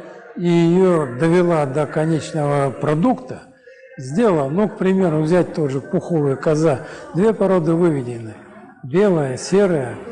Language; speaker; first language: Russian; native; Russian